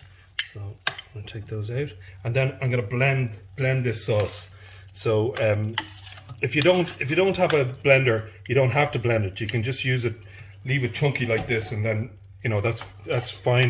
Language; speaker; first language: English; native; English